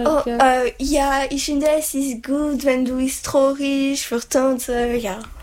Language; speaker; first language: German; non-native, learner; French